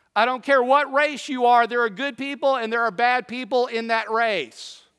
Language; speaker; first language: English; native; English